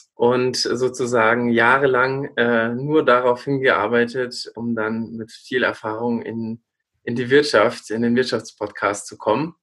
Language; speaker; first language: German; native; German